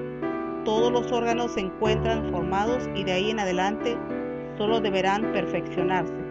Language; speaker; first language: Spanish; native; Spanish